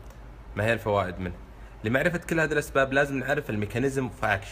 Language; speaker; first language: Arabic; native; Arabic